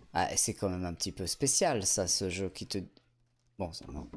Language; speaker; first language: French; native; French